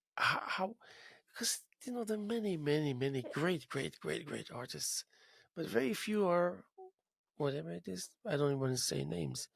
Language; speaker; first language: English; non-native, fluent; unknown